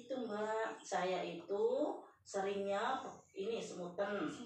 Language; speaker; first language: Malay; non-native, local second language; Javanese